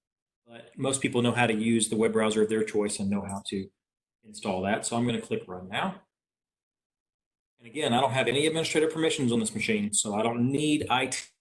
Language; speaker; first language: English; native; English